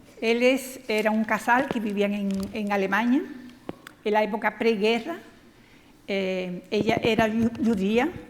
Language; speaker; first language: Portuguese; non-native, fluent; Spanish